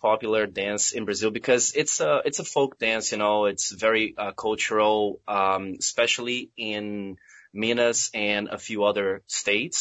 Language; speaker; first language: English; non-native, fluent; Portuguese